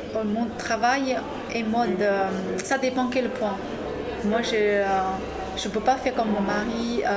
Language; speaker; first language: French; non-native, fluent; Chinese